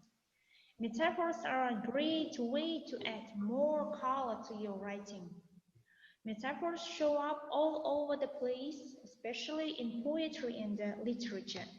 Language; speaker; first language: English; non-native, fluent; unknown